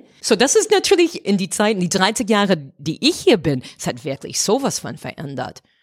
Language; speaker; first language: German; non-native, fluent; English